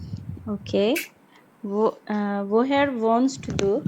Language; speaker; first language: German; non-native, learner; Bangla